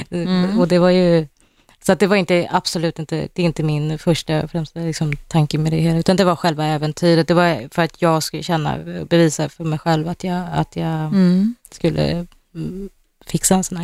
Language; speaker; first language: Swedish; native; Swedish